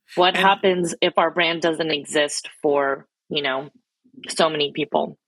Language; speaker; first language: English; early bilingual, other home language; Filipino